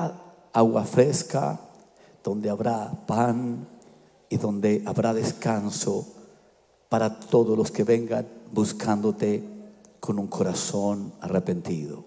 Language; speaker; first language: Spanish; native; Spanish